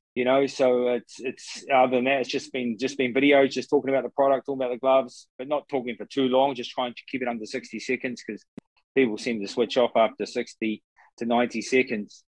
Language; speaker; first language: English; native; English